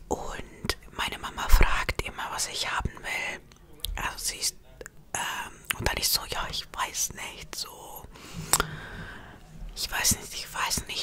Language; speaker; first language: German; non-native, fluent; Estonian